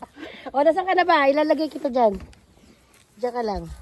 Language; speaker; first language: Filipino; native; Filipino